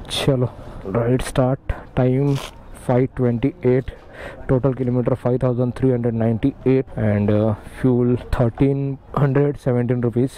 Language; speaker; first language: Hindi; non-native, local second language; Telugu